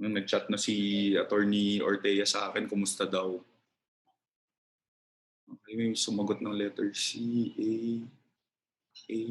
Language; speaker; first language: Filipino; native; Filipino